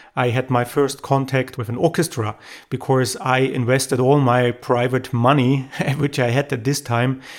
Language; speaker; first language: English; non-native, fluent; German